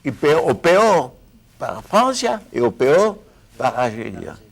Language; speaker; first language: Spanish; non-native, fluent; French